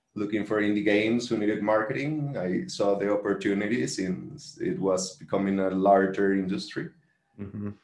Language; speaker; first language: English; non-native, fluent; Spanish